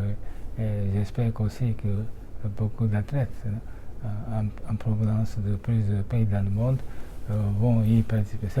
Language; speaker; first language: French; non-native, fluent; Japanese